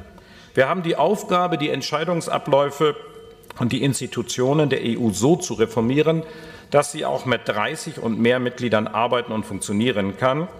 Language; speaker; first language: German; native; German